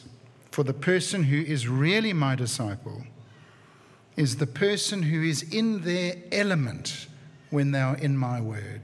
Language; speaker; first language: English; native; English